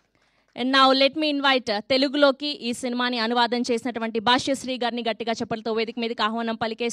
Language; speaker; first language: Telugu; native; Telugu